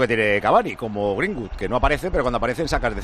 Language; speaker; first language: Spanish; native; Spanish